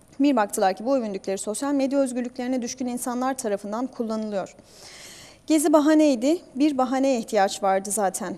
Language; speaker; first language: Turkish; native; Turkish